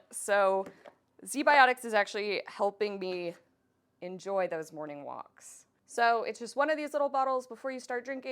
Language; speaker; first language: English; native; English